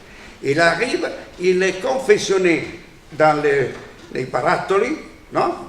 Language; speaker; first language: French; non-native, fluent; Italian